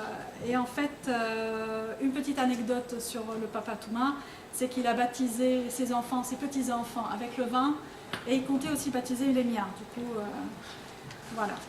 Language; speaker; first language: French; non-native, local second language; Arabic